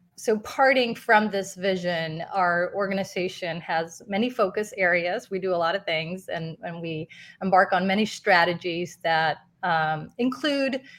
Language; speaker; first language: English; non-native, fluent; Spanish